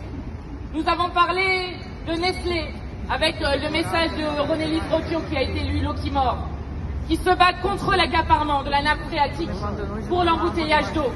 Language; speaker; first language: French; native; French